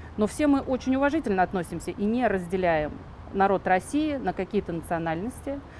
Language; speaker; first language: Russian; native; Russian